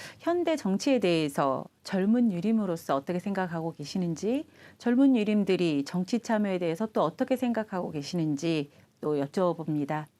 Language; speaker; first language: Korean; native; Korean